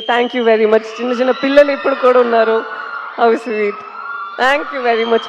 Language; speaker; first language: Telugu; non-native, local second language; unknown